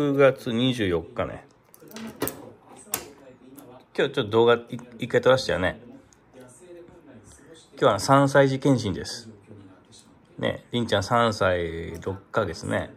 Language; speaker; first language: Japanese; native; Japanese